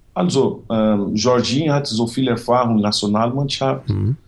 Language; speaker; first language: German; non-native, fluent; Portuguese